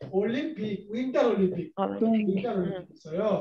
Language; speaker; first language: Korean; non-native, learner; Bangla